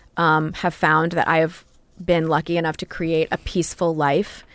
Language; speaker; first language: English; native; English